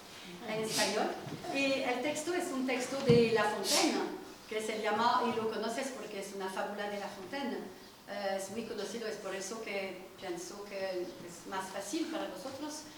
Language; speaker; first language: Spanish; non-native, learner; French